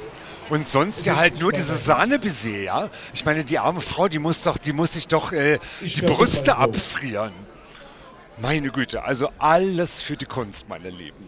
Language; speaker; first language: German; native; German